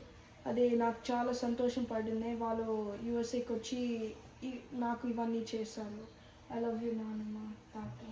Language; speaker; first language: Telugu; early bilingual, heritage; Telugu